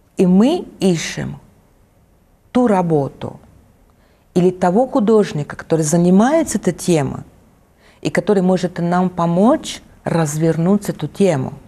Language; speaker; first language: Russian; non-native, fluent; Italian